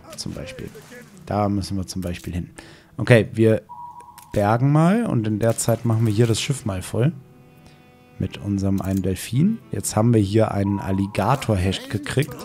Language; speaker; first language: German; native; German